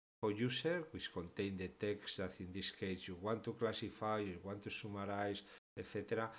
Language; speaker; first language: English; non-native, fluent; Spanish